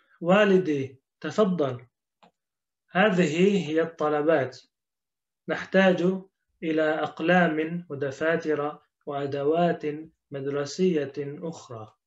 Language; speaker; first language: Arabic; non-native, fluent; Turkish